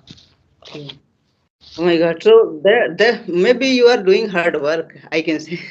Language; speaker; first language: English; non-native, learner; Hindi